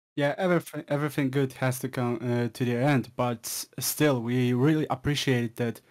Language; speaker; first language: English; non-native, fluent; Polish